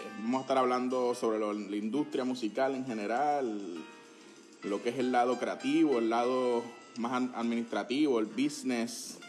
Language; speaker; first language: Spanish; early bilingual, other home language; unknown